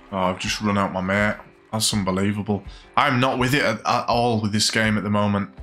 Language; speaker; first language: English; native; English